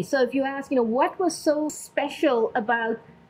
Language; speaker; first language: English; non-native, local second language; Urdu